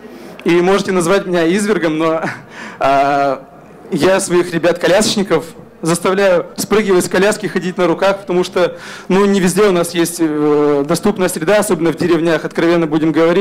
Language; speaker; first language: Russian; native; Russian